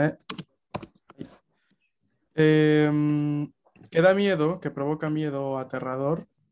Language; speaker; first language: Spanish; native; Spanish